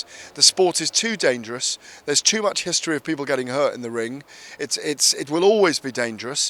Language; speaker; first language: English; native; English